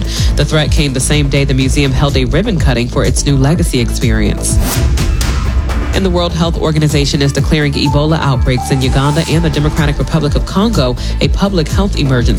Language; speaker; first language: English; native; English